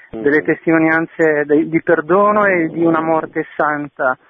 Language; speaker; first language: Italian; non-native, fluent; Albanian